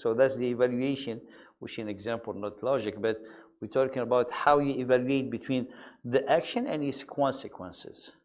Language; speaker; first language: English; non-native, fluent; Arabic